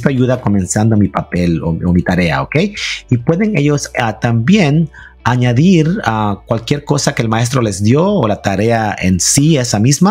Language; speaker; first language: Spanish; early bilingual, heritage; Spanish